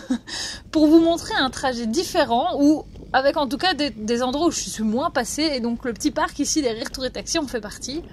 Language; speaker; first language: French; native; French